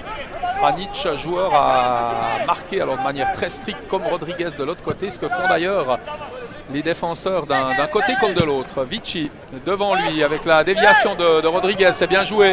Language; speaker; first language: French; native; French